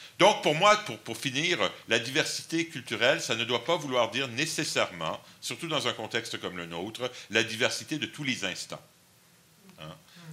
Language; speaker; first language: French; non-native, local second language; English